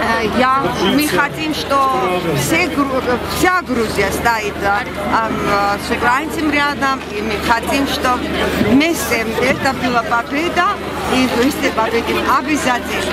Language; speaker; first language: Russian; non-native, learner; Georgian